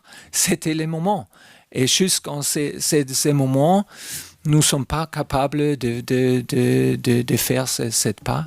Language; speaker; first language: French; non-native, fluent; German